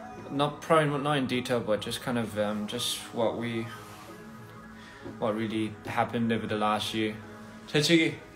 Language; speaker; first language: English; early bilingual, other home language; Korean